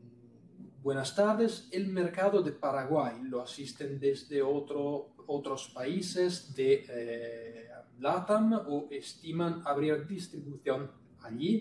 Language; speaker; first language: Spanish; non-native, fluent; Italian